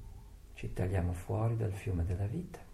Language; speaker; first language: Italian; native; Italian